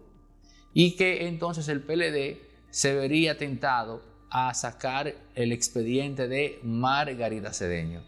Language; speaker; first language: Spanish; native; Spanish